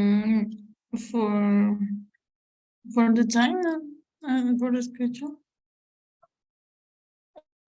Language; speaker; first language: English; non-native, learner; Spanish